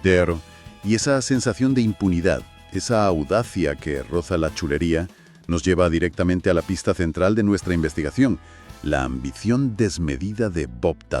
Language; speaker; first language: Spanish; native; Spanish